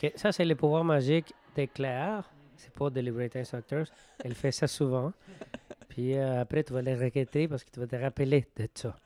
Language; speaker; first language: French; non-native, fluent; Spanish